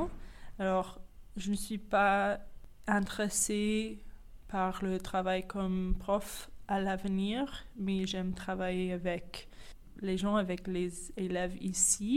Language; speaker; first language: French; non-native, fluent; English